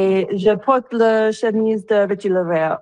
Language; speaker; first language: French; non-native, local second language; English